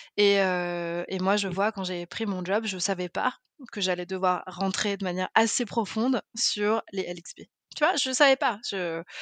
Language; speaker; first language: French; native; French